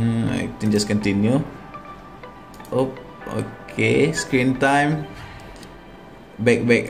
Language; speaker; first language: English; non-native, local second language; Malay